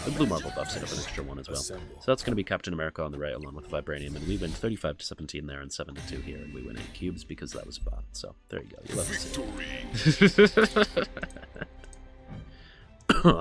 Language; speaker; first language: English; native; English